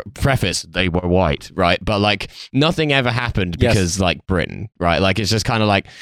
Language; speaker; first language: English; native; English